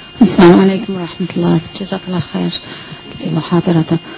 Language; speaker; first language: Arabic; non-native, learner; English